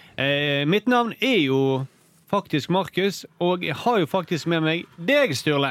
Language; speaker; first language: Norwegian; native; Norwegian